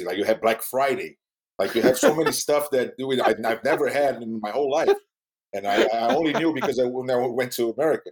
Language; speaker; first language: English; non-native, fluent; Portuguese